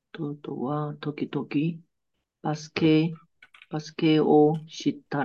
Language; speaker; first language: Japanese; non-native, learner; Chinese